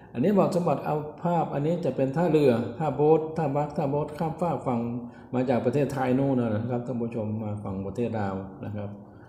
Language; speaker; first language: Thai; non-native, local second language; Northeastern Thai